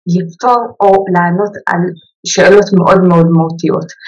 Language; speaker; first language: Hebrew; early bilingual, other home language; Amharic